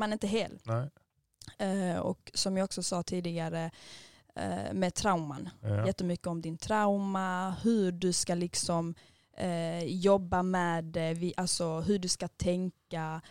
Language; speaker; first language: Swedish; early bilingual, other home language; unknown